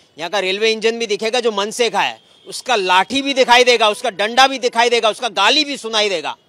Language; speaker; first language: Hindi; native; Hindi